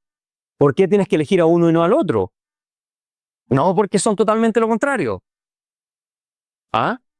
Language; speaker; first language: Spanish; native; Spanish